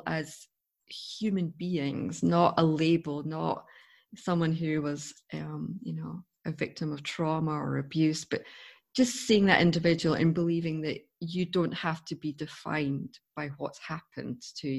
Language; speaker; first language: English; native; English